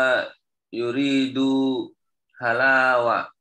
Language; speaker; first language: Arabic; non-native, learner; Indonesian